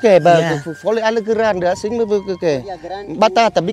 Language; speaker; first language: Portuguese; non-native, learner; Vietnamese